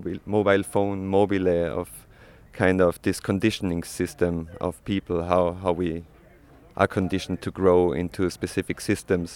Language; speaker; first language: English; non-native, fluent; Spanish